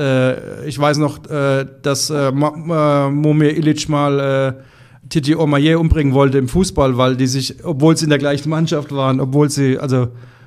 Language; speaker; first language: German; native; German